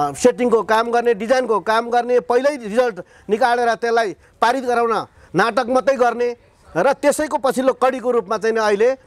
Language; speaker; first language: Nepali; native; Nepali